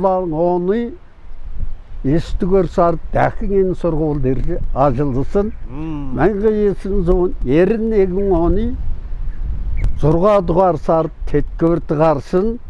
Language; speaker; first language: Mongolian; non-native, local second language; Kazakh